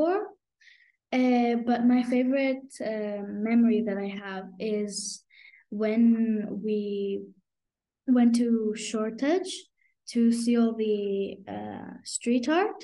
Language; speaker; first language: English; non-native, fluent; Greek